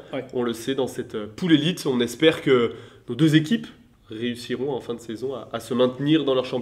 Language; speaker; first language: French; native; French